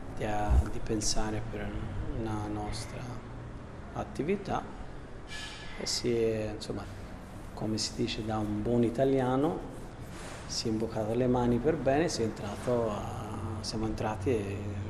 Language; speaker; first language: Italian; non-native, fluent; Albanian